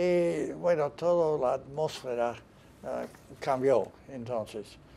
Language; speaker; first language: Spanish; non-native, fluent; English